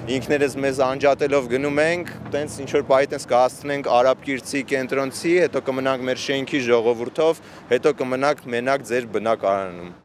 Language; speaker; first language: Armenian; native; Armenian